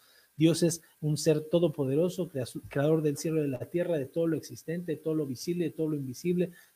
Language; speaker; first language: Spanish; native; Spanish